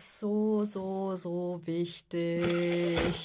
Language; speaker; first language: German; native; German